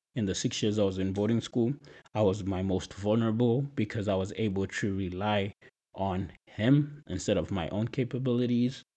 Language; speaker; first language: English; non-native, local second language; Shona